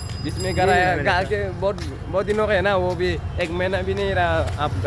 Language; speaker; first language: Hindi; non-native, local second language; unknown